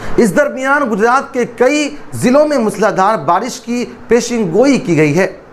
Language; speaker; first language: Urdu; native; Urdu